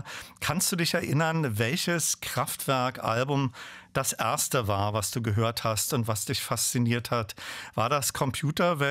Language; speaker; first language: German; native; German